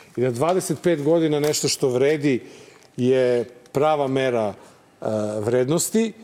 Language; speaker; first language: Serbian; native; Serbian